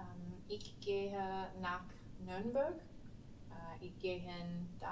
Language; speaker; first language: German; non-native, learner; English